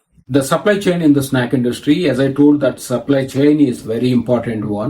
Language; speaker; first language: English; non-native, local second language; Telugu